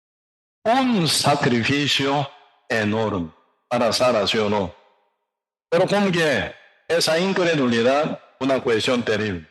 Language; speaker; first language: Spanish; non-native, learner; Korean